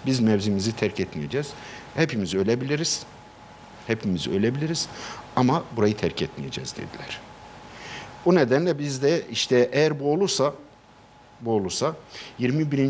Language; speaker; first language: Turkish; non-native, local second language; Kurdish